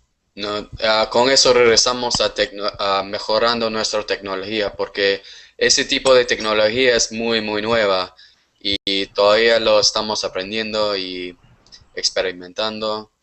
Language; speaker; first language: Spanish; non-native, fluent; English